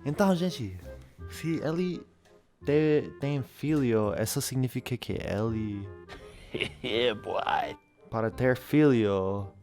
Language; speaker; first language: Portuguese; non-native, learner; English